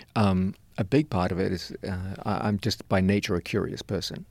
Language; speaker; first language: English; native; English